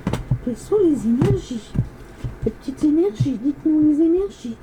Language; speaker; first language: French; native; French